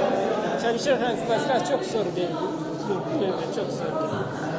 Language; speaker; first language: Turkish; non-native, learner; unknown